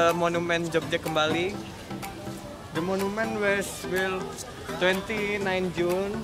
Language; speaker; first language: English; non-native, learner; Indonesian